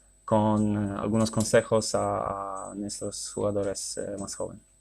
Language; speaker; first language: Spanish; non-native, fluent; Polish